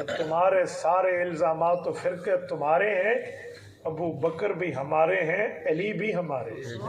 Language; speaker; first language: Urdu; non-native, local second language; Saraiki